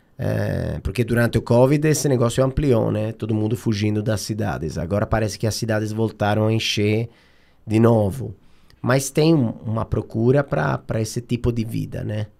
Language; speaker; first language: Portuguese; non-native, fluent; Italian